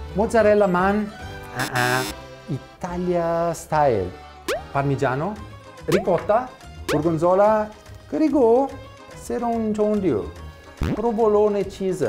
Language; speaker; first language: Korean; non-native, learner; Italian